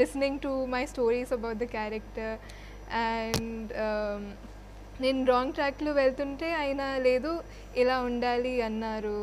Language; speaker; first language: Telugu; non-native, fluent; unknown